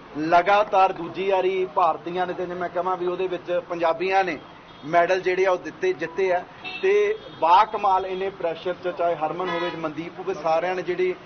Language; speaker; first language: Punjabi; native; Punjabi